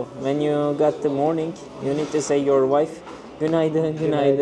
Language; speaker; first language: English; non-native, learner; Turkish